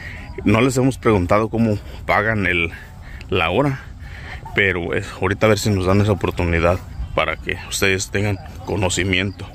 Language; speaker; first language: Spanish; native; Spanish